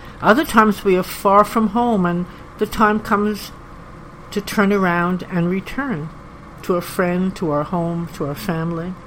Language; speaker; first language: English; native; English